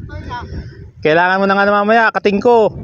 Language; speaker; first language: Filipino; native; Filipino